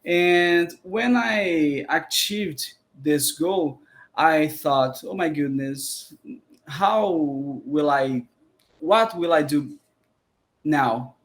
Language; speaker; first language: English; non-native, learner; Portuguese